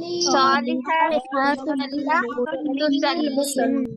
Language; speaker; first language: Arabic; non-native, learner; Urdu